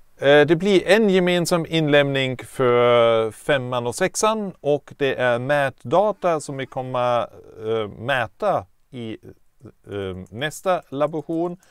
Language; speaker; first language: Swedish; non-native, fluent; German